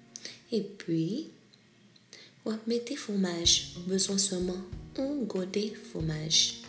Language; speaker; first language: French; non-native, local second language; Haitian Creole